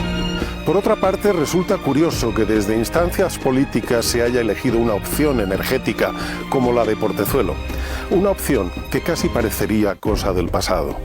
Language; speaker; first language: Spanish; native; Spanish